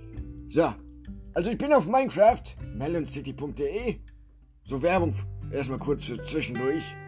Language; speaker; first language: German; native; German